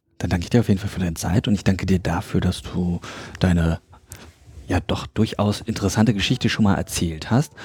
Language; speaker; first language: German; native; German